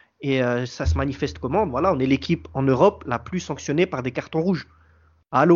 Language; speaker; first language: French; native; French